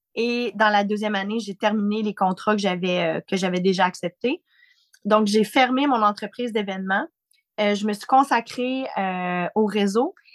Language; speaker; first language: French; native; French